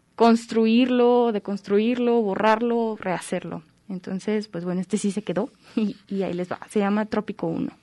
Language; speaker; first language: Spanish; native; Spanish